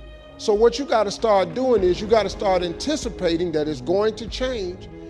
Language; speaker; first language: English; native; English